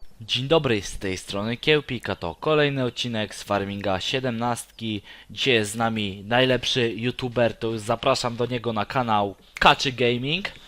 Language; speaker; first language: Polish; native; Polish